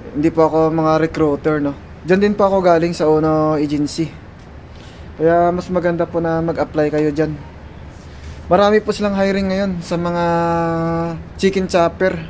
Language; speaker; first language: Filipino; native; Filipino